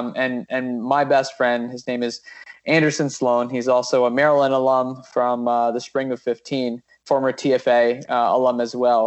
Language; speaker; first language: English; native; English